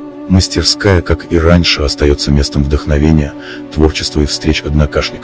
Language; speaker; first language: Russian; native; Russian